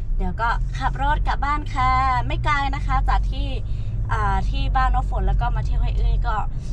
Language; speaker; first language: Thai; non-native, local second language; Lahu